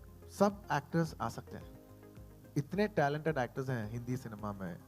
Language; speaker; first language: Hindi; non-native, local second language; Telugu